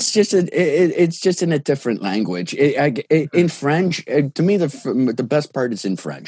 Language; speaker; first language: English; early bilingual, other home language; Portuguese